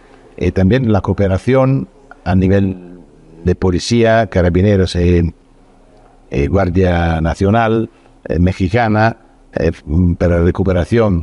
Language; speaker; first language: Spanish; non-native, fluent; Italian